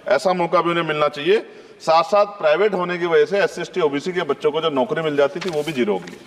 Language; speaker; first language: Hindi; native; Hindi